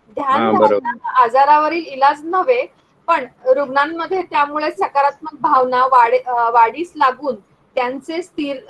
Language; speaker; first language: Marathi; non-native, local second language; Hindi